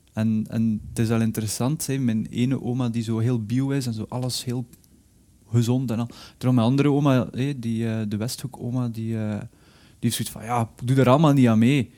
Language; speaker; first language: Dutch; native; Dutch